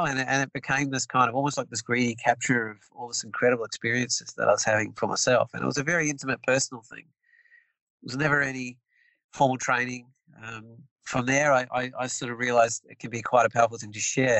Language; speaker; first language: English; native; English